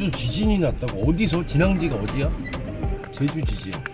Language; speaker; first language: Korean; native; Korean